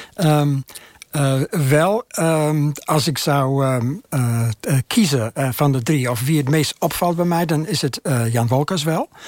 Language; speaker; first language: Dutch; non-native, fluent; English